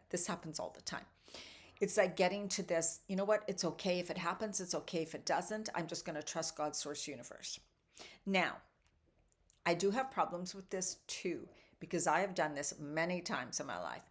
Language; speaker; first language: English; native; English